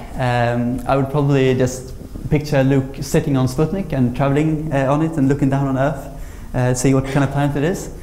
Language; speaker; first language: English; non-native, fluent; Swedish